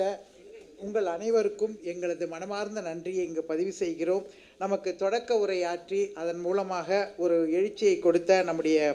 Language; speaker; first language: Tamil; native; Tamil